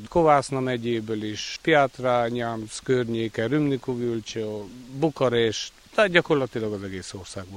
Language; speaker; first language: Hungarian; native; Hungarian